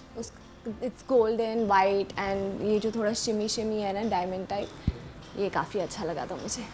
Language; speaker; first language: Hindi; early bilingual, heritage; Hindi